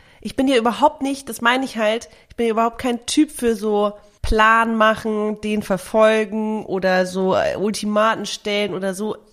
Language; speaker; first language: German; native; German